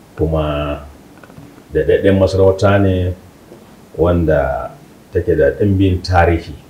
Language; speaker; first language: Hausa; non-native, local second language; Kanuri